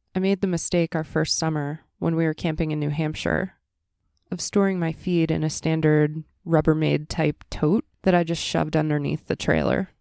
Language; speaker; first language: English; native; English